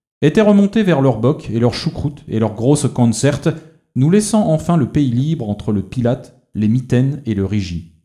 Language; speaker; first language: French; native; French